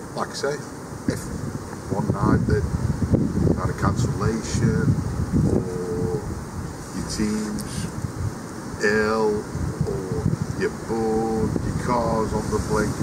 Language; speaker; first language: English; native; English